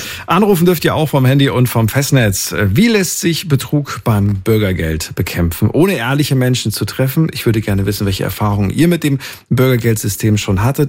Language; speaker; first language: German; native; German